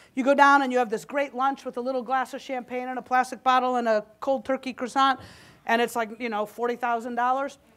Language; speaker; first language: English; native; English